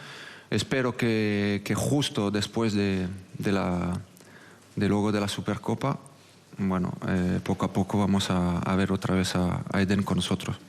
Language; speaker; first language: Spanish; non-native, local second language; French